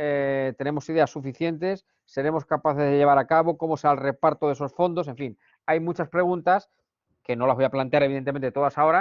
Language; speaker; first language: Spanish; native; Spanish